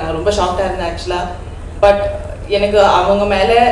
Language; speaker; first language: Tamil; non-native, local second language; Malayalam